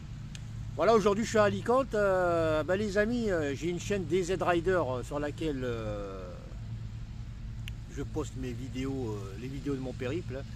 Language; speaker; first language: French; non-native, local second language; Arabic